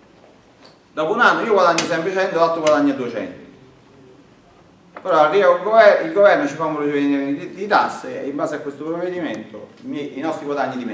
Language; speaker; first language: Italian; native; Italian